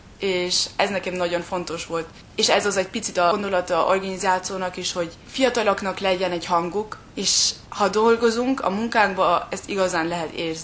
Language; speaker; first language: Hungarian; early bilingual, heritage; German